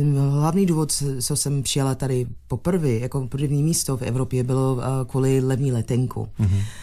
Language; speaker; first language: Czech; non-native, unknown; English